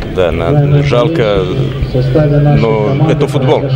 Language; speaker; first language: Russian; non-native, learner; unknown